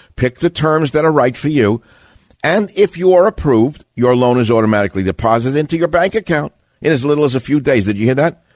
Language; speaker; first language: English; native; English